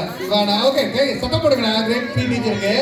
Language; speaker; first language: Tamil; native; Tamil